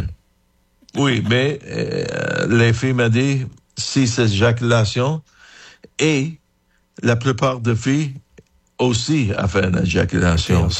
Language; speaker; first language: French; non-native, fluent; English